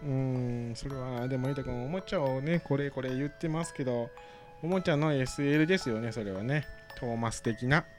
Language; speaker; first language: Japanese; native; Japanese